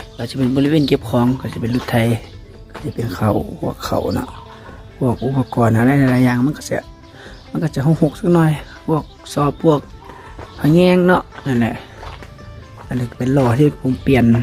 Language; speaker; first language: Thai; non-native, local second language; Northeastern Thai